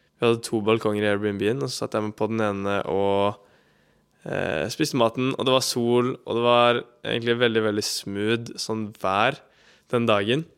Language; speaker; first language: Norwegian; native; Norwegian